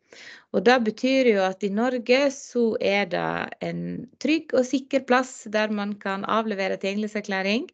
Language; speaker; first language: Norwegian; native; Norwegian